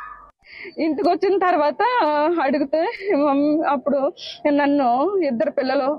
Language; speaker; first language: Telugu; native; Telugu